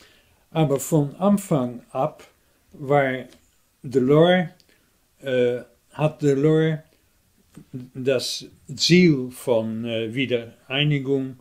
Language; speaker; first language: German; non-native, fluent; Dutch